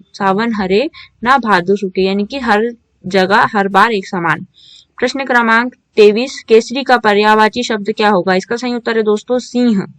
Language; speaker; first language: Hindi; native; Hindi